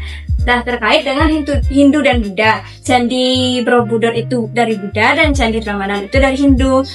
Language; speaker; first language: Indonesian; native; Indonesian